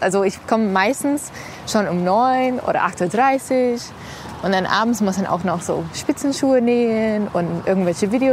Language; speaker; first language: German; non-native, fluent; English